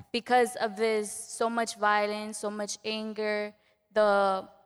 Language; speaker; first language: English; early bilingual, other home language; Spanish